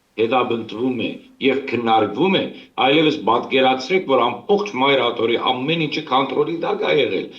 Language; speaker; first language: Armenian; early bilingual, heritage; Armenian